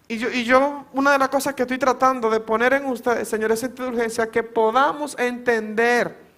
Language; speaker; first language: Spanish; native; Spanish